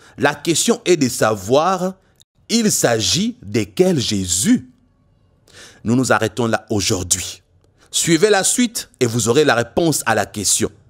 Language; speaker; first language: French; non-native, local second language; Lingala